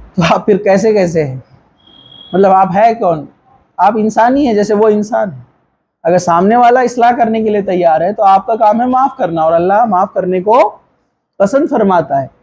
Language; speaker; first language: Urdu; native; Urdu